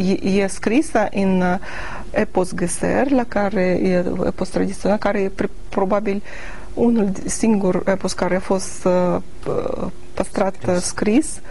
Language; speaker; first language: Romanian; non-native, learner; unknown